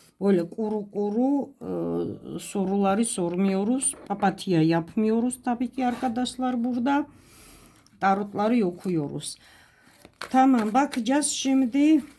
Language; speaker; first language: Turkish; non-native, fluent; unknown